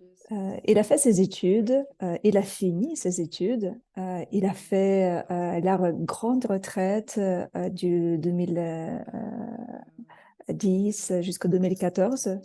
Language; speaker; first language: French; non-native, fluent; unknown